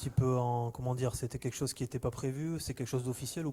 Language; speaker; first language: French; native; French